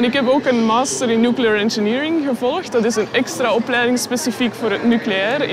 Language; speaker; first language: Dutch; native; Dutch